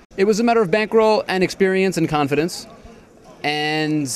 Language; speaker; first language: English; native; English